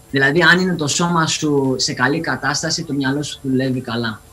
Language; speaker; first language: Greek; early bilingual, other home language; English